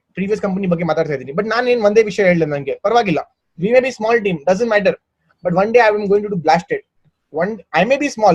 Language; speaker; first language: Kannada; non-native, local second language; Hindi